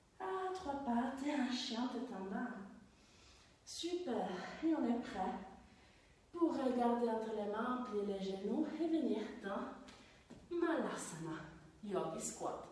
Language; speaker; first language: French; non-native, fluent; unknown